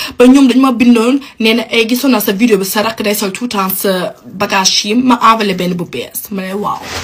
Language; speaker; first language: Wolof; early bilingual, heritage; Wolof